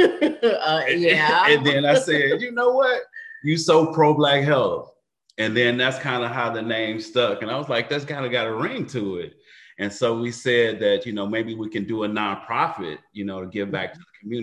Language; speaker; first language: English; native; English